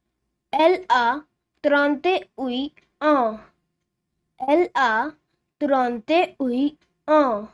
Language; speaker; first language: French; non-native, learner; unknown